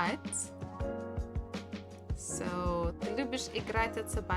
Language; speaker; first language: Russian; non-native, fluent; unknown